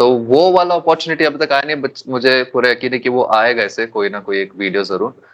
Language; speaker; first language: Hindi; non-native, local second language; Tulu